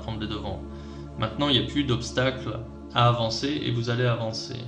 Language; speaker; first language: French; native; French